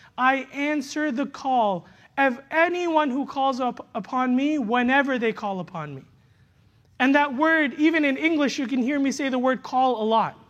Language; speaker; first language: English; native; English